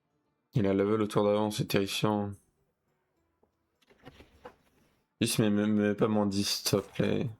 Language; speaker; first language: French; native; French